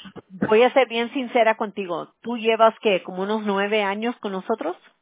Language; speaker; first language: Spanish; early bilingual, heritage; Spanish